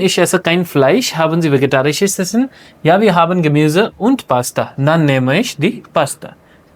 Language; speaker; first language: German; non-native, fluent; Hindi